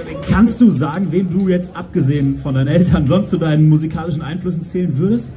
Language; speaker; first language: German; native; German